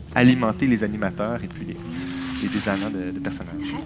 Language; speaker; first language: French; native; French